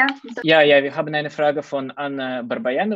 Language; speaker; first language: German; non-native, fluent; Russian